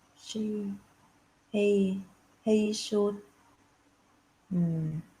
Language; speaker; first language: English; non-native, learner; Vietnamese